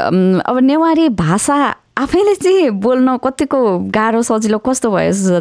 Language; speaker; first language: Nepali; native; Nepali